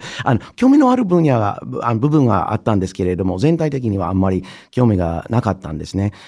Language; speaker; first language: Japanese; non-native, fluent; English